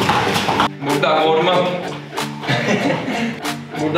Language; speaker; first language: Turkish; non-native, learner; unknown